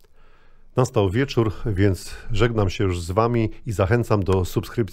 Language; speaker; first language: Polish; native; Polish